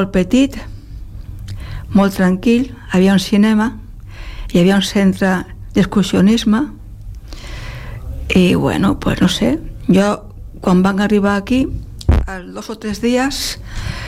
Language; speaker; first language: Catalan; native; Catalan